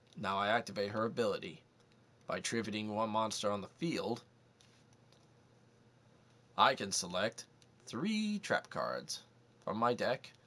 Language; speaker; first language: English; native; English